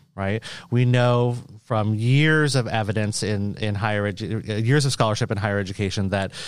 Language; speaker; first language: English; native; English